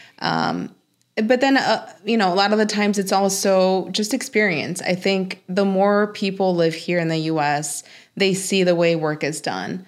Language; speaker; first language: English; early bilingual, other home language; Spanish